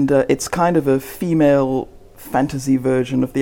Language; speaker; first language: English; native; English